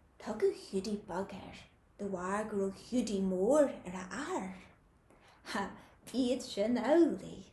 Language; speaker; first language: Irish; native; Irish